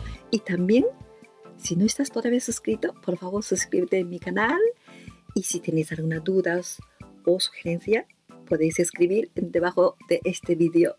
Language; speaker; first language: Spanish; non-native, fluent; Japanese